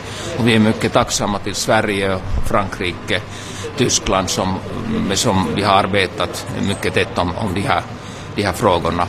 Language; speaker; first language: Swedish; non-native, local second language; Finnish